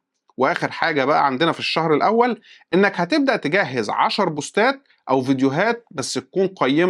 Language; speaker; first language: Arabic; native; Arabic